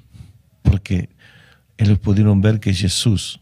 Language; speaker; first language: Spanish; non-native, fluent; Portuguese